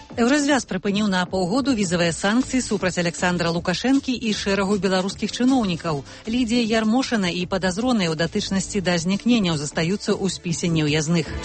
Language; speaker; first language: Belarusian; native; Belarusian